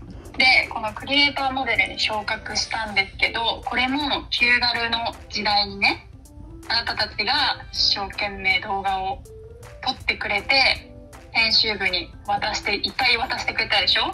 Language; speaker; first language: Japanese; native; Japanese